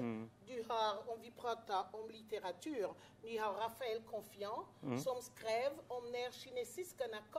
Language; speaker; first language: Swedish; non-native, fluent; French